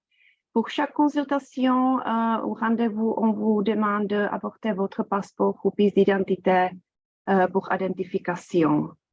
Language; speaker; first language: French; non-native, fluent; Czech